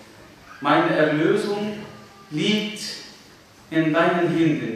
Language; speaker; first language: German; non-native, fluent; Arabic